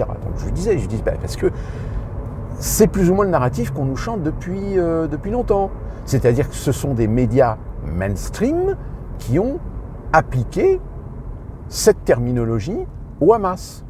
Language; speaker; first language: French; native; French